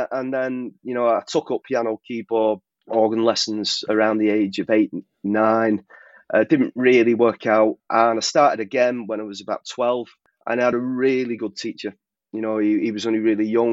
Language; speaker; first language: English; native; English